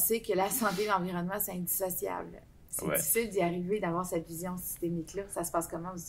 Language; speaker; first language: French; native; French